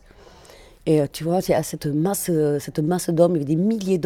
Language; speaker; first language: French; non-native, fluent; Spanish